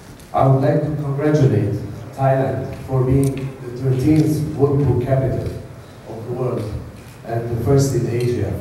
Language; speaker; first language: English; non-native, fluent; Armenian